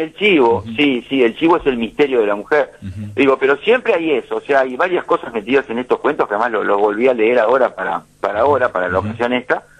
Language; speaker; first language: Spanish; native; Spanish